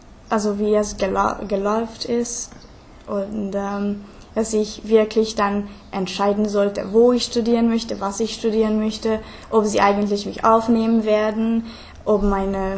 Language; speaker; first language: German; non-native, fluent; Hungarian